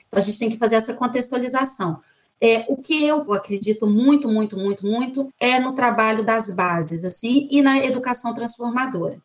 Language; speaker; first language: Portuguese; native; Portuguese